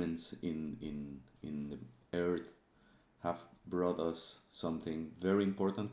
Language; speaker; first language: English; non-native, fluent; Spanish